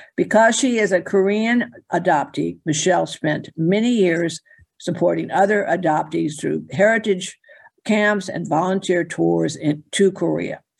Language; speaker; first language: English; native; English